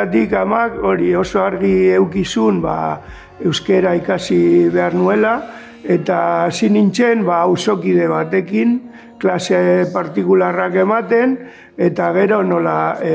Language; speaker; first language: Basque; non-native, local second language; Spanish